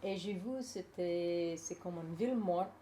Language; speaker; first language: French; non-native, learner; English